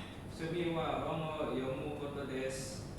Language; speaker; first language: Japanese; non-native, learner; Indonesian